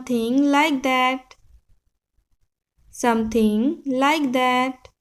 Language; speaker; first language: English; non-native, local second language; Hindi